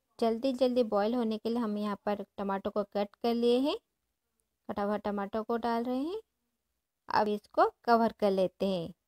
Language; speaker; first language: Hindi; non-native, local second language; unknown